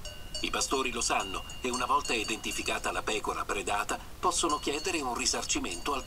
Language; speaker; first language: Italian; native; Italian